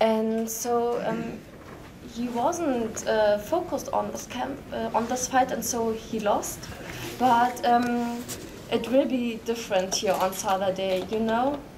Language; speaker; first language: English; non-native, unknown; German